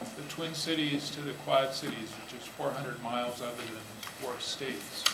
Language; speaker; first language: English; native; English